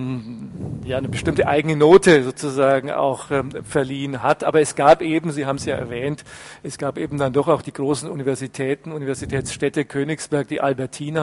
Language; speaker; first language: German; native; German